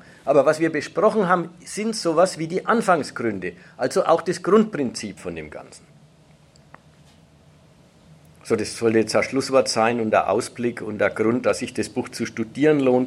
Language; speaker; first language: German; native; German